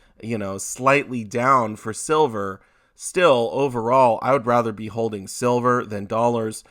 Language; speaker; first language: English; native; English